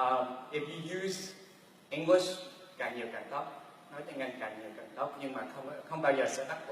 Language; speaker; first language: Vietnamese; early bilingual, heritage; Vietnamese